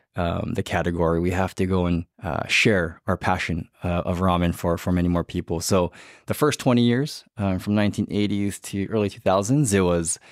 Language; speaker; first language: English; native; English